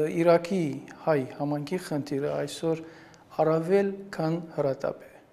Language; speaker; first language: Armenian; early bilingual, heritage; Armenian